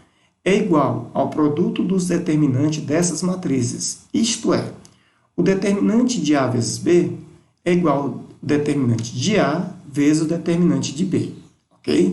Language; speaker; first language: Portuguese; native; Portuguese